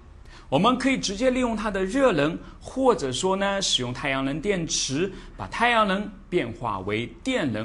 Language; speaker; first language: Chinese; native; Chinese